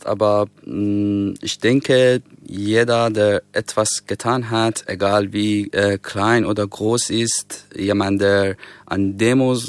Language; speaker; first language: German; non-native, fluent; Persian